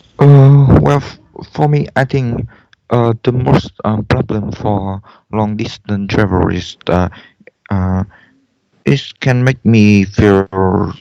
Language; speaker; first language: English; non-native, learner; Vietnamese